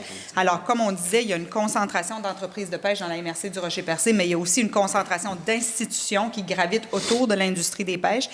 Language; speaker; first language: French; native; French